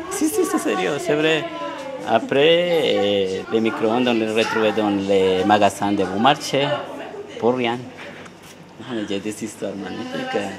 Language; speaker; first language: French; non-native, learner; Spanish